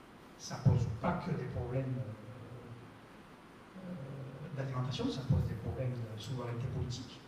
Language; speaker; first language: French; native; French